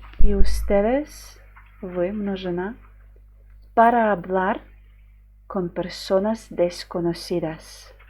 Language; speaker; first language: Spanish; non-native, fluent; Ukrainian